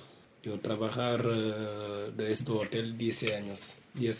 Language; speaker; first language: Spanish; non-native, learner; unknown